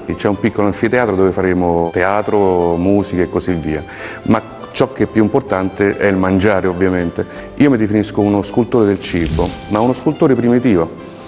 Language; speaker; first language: Italian; native; Italian